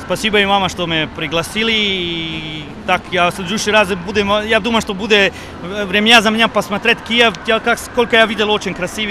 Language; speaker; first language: Russian; non-native, learner; Serbian